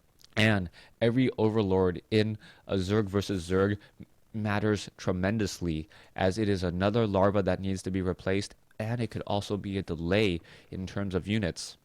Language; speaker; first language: English; native; English